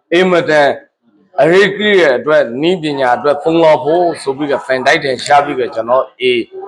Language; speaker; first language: Burmese; native; Burmese